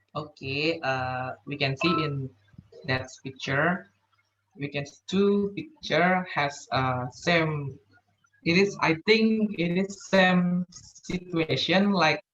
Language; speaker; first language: English; non-native, learner; Indonesian